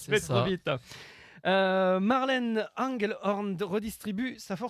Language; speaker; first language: French; native; French